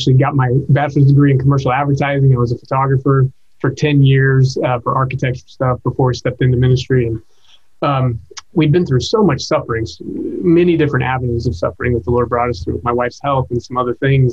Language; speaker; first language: English; native; English